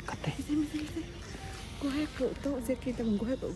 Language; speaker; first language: Japanese; non-native, learner; Vietnamese